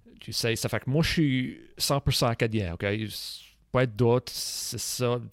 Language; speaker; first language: French; non-native, local second language; English